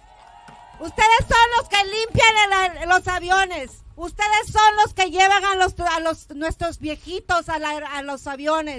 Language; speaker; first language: Spanish; early bilingual, heritage; Spanish